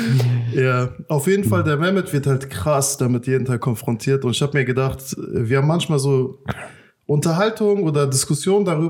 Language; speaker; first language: German; native; German